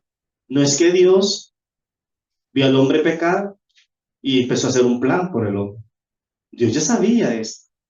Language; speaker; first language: Spanish; native; Spanish